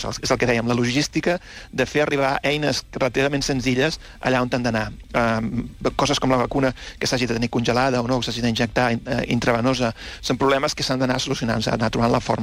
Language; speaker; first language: Catalan; native; Catalan